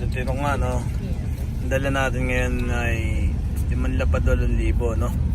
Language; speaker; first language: Filipino; native; Filipino